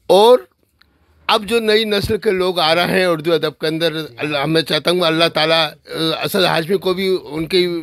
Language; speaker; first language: Hindi; native; Hindi